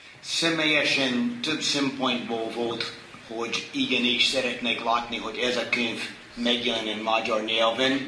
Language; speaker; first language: Hungarian; non-native, fluent; English